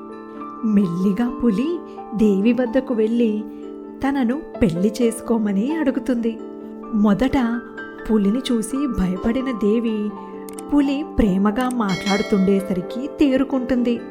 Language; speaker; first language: Telugu; native; Telugu